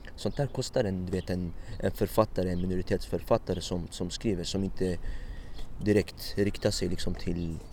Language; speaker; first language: Swedish; early bilingual, other home language; Arabic